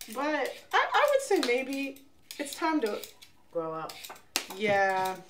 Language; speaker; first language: English; native; English